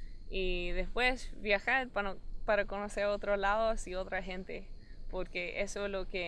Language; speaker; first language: Spanish; non-native, fluent; English